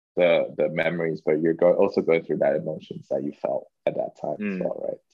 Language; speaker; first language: English; non-native, local second language; Chinese